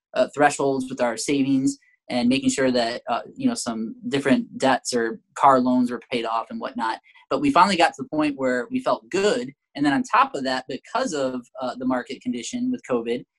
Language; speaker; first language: English; native; English